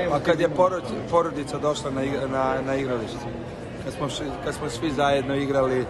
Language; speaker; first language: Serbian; early bilingual, heritage; Slovenian